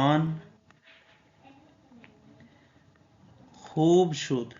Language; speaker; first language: Persian; non-native, fluent; Urdu